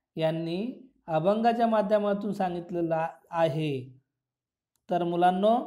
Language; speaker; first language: Marathi; non-native, local second language; Urdu